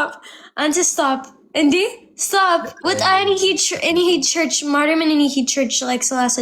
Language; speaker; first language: English; non-native, learner; Amharic